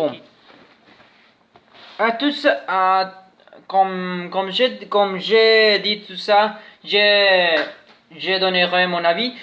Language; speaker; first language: French; non-native, learner; Spanish